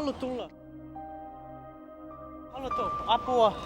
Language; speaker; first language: Finnish; non-native, learner; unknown